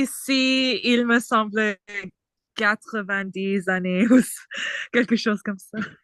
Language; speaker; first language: French; non-native, learner; English